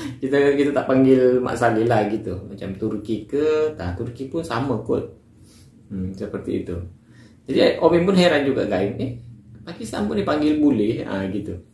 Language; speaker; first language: Malay; native; Malay